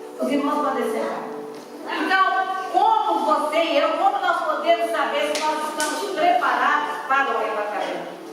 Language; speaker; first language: Portuguese; native; Portuguese